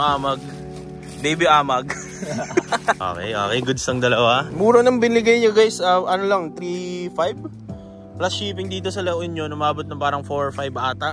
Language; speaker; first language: Filipino; native; Filipino